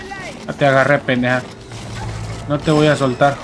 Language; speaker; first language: Spanish; native; Spanish